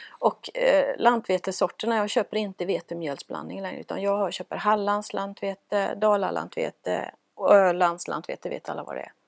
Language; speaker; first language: Swedish; native; Swedish